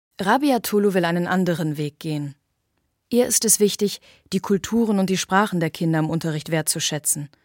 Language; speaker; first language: German; native; German